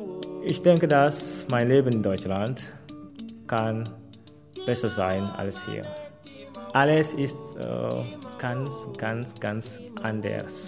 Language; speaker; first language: German; non-native, fluent; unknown